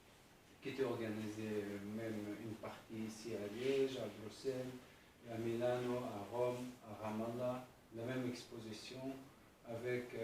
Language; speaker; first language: French; non-native, fluent; Arabic